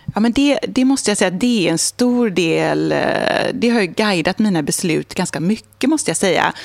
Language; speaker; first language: Swedish; native; Swedish